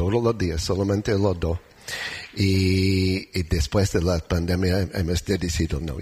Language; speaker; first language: Spanish; non-native, learner; English